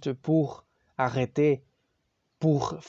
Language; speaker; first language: French; non-native, learner; Spanish